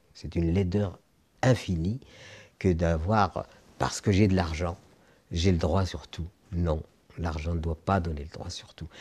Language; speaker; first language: French; non-native, local second language; Arabic